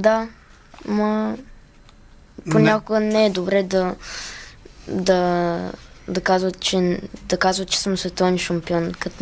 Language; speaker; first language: Bulgarian; early bilingual, heritage; Bulgarian